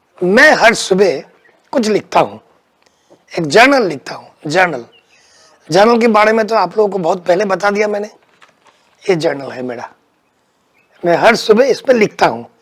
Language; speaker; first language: Hindi; non-native, local second language; Bangla